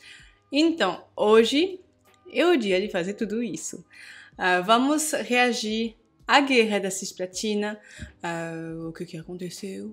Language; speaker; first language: Portuguese; non-native, fluent; French